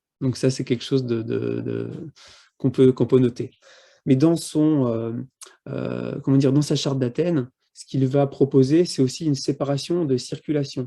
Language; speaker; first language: French; native; French